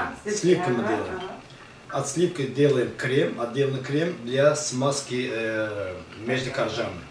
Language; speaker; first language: Russian; non-native, learner; Azerbaijani